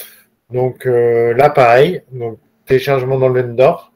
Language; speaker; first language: French; native; French